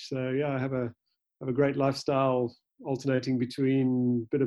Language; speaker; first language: English; native; English